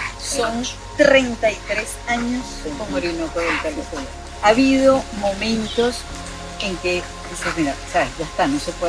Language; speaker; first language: Spanish; native; Spanish